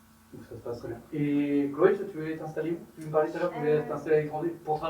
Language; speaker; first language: French; native; French